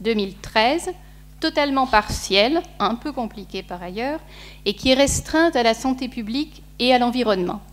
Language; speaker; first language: French; native; French